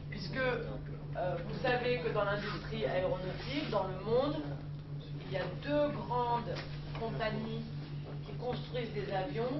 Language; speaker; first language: French; native; French